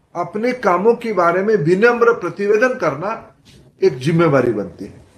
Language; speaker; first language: Hindi; non-native, local second language; Odia